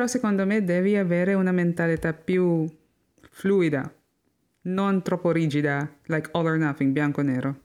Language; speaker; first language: Italian; non-native, fluent; Filipino